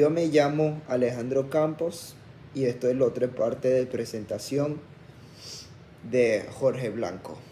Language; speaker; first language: Spanish; early bilingual, heritage; Spanish